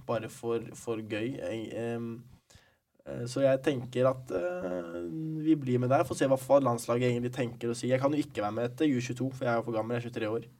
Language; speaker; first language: Norwegian; early bilingual, other home language; Arabic